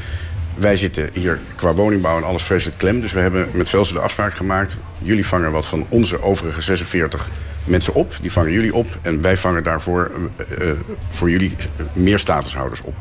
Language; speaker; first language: Dutch; native; Dutch